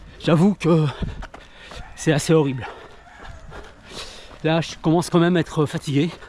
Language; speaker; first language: French; native; French